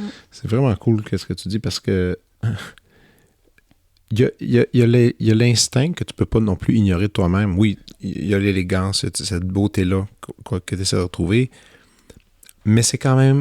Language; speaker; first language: French; native; French